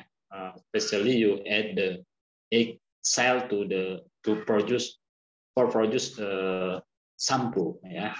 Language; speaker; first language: English; non-native, learner; Indonesian